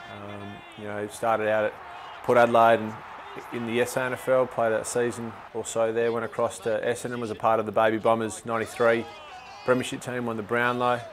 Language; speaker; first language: English; native; English